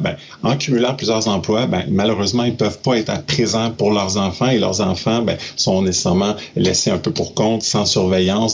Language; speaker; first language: French; native; French